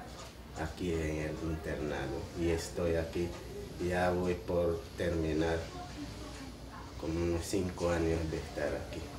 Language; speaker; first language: Spanish; non-native, local second language; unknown